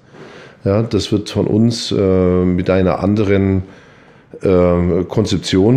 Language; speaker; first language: German; native; German